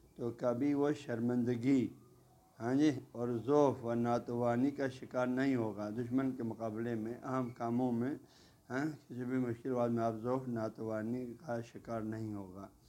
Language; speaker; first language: Urdu; non-native, local second language; Balti